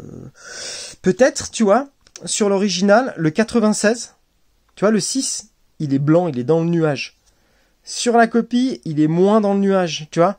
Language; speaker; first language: French; native; French